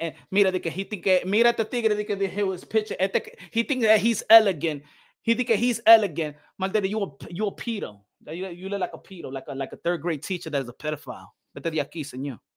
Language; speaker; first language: English; early bilingual, other home language; Spanish